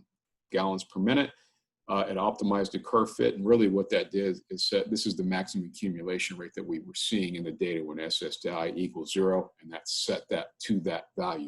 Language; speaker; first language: English; native; English